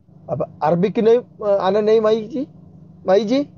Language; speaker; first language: Arabic; non-native, learner; Malayalam